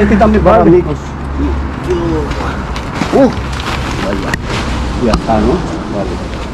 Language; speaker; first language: Spanish; non-native, learner; Filipino